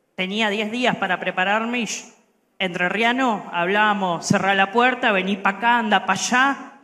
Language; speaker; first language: Spanish; native; Spanish